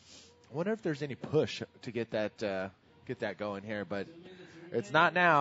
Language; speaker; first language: English; native; English